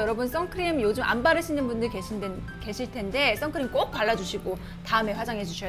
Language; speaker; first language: Korean; native; Korean